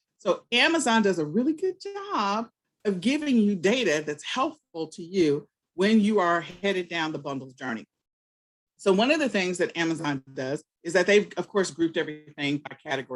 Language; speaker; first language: English; native; English